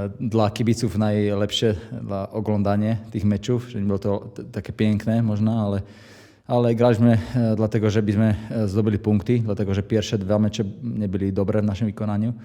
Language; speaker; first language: Polish; non-native, fluent; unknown